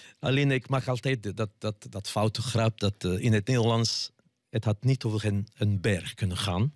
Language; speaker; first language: Dutch; non-native, fluent; French